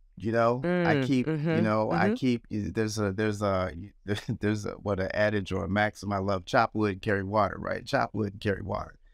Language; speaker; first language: English; native; English